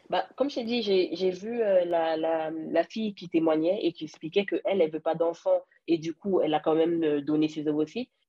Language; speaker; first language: French; early bilingual, other home language; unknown